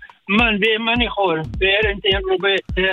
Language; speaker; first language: Swedish; non-native, learner; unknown